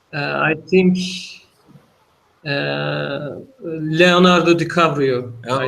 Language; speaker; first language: English; non-native, learner; Turkish